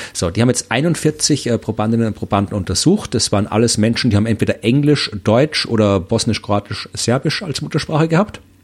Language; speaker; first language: German; native; German